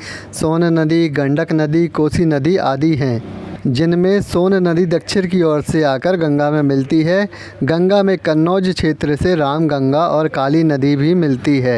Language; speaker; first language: Hindi; native; Hindi